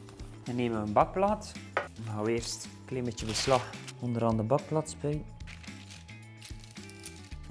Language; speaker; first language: Dutch; native; Dutch